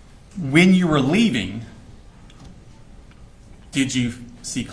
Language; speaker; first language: English; native; English